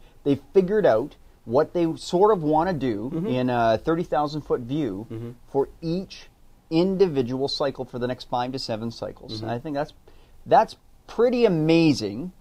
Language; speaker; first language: English; native; English